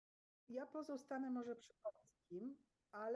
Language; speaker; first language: Polish; native; Polish